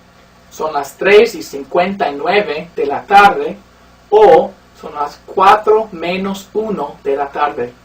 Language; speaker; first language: Spanish; non-native, fluent; English